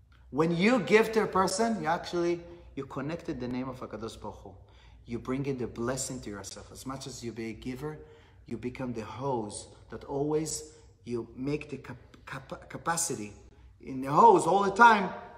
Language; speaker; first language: English; non-native, fluent; Hebrew